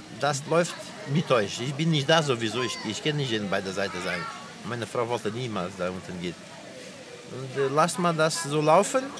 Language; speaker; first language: German; non-native, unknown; Portuguese